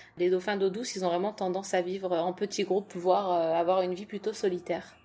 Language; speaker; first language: French; native; French